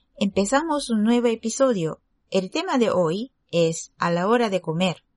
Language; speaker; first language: Spanish; non-native, fluent; Japanese